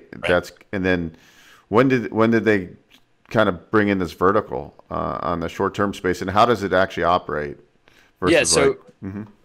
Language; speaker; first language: English; native; English